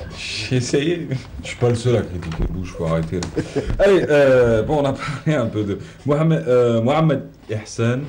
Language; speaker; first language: French; non-native, local second language; Arabic